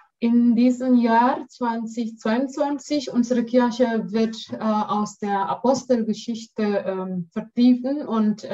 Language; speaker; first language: German; non-native, learner; Indonesian